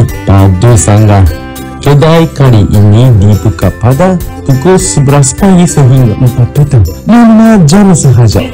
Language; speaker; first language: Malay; non-native, fluent; Japanese